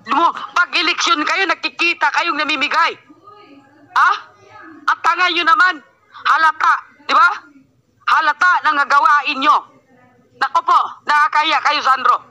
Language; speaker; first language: Filipino; non-native, local second language; Cebuano